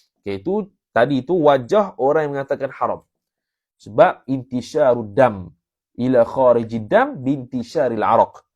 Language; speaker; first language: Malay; native; Malay